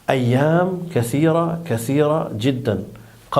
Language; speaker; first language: Arabic; non-native, fluent; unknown